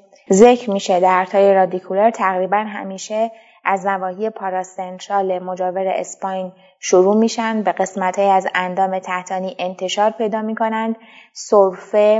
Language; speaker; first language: Persian; native; Persian